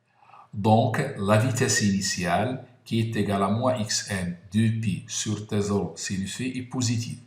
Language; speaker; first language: French; non-native, local second language; Arabic